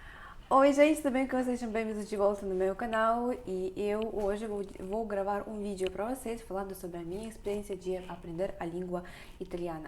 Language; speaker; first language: Portuguese; non-native, fluent; Russian